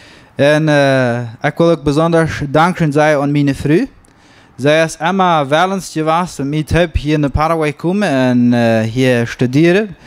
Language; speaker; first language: German; non-native, learner; Plautdietsch